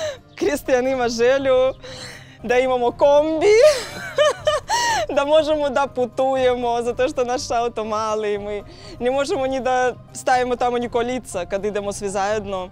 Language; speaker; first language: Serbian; non-native, learner; Russian